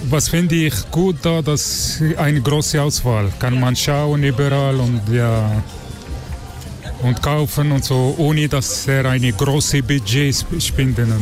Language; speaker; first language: German; non-native, learner; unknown